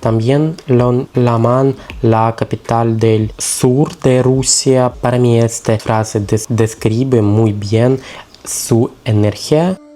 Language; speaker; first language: Spanish; non-native, learner; Russian